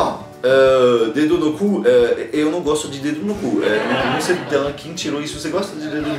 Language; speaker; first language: Portuguese; non-native, fluent; French